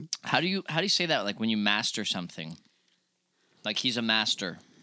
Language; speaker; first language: English; native; English